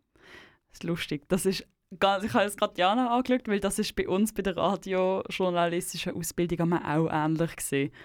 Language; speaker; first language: German; native; German